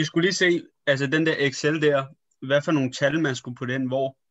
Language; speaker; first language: Danish; native; Danish